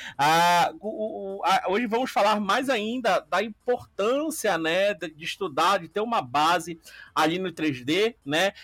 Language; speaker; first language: Portuguese; native; Portuguese